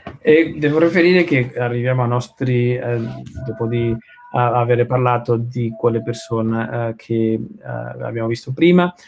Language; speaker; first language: Italian; non-native, learner; Spanish